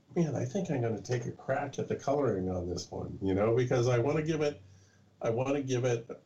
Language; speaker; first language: English; native; English